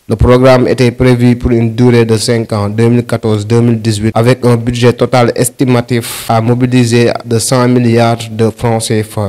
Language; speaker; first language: French; non-native, local second language; Wolof